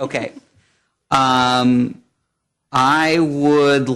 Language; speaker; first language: English; native; English